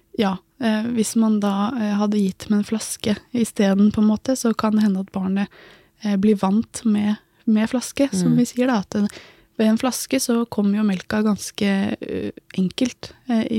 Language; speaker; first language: Norwegian; native; Norwegian